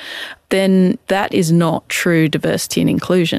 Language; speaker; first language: English; native; English